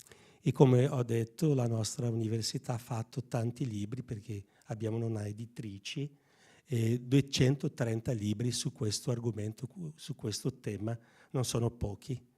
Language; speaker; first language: Italian; non-native, fluent; Portuguese